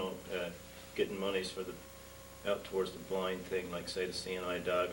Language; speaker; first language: English; native; English